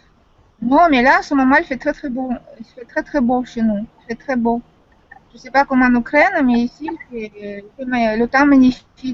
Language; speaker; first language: French; non-native, fluent; Russian